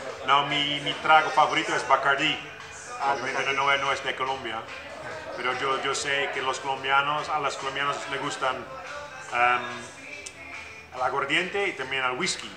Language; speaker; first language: Spanish; non-native, fluent; Dutch